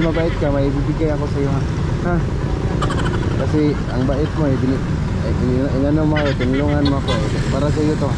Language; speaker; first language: Filipino; non-native, local second language; Cebuano